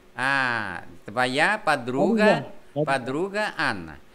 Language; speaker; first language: Russian; non-native, fluent; Vietnamese